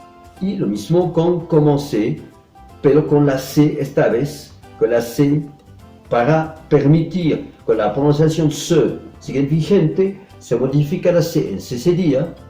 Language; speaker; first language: Spanish; non-native, fluent; French